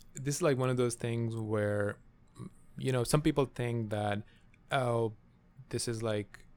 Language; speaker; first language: English; non-native, local second language; Urdu